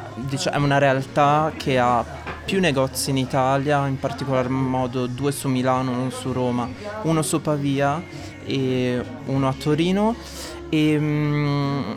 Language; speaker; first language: Italian; native; Italian